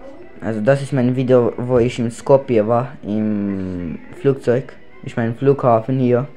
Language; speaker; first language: German; non-native, learner; Macedonian